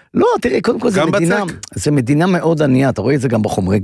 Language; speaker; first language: Hebrew; native; Hebrew